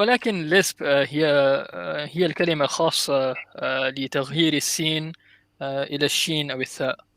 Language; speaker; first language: Arabic; non-native, learner; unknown